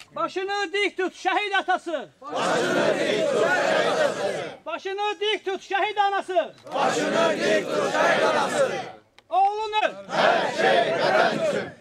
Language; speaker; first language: Azerbaijani; native; Azerbaijani